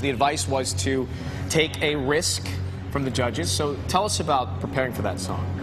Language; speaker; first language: English; native; English